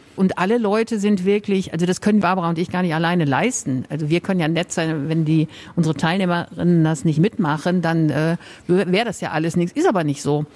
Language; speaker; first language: German; native; German